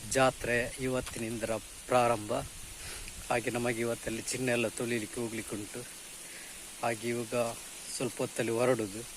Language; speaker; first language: Kannada; non-native, local second language; Tulu